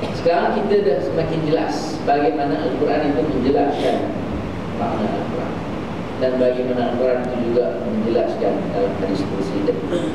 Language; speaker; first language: Malay; native; Malay